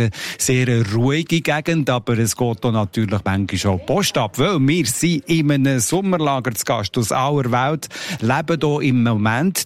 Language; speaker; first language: German; native; German